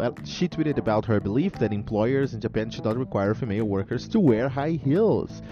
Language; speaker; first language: English; non-native, fluent; Portuguese